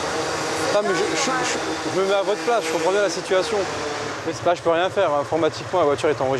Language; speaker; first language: French; native; French